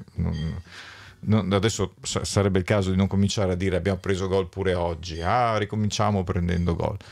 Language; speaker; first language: Italian; native; Italian